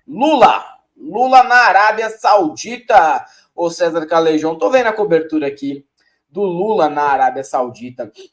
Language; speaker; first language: Portuguese; native; Portuguese